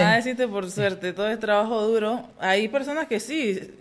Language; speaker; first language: Spanish; native; Spanish